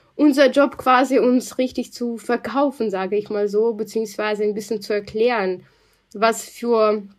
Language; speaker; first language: German; non-native, fluent; Russian